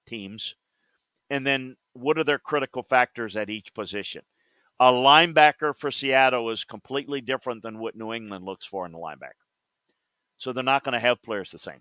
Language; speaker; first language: English; native; English